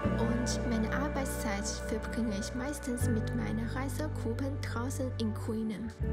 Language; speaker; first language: German; non-native, fluent; Chinese